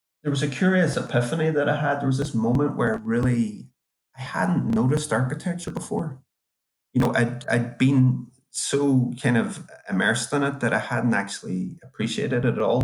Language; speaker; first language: English; native; English